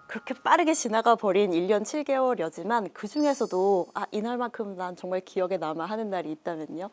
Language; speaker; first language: Korean; native; Korean